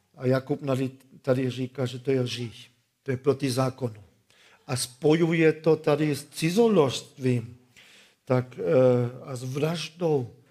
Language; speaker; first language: Czech; non-native, fluent; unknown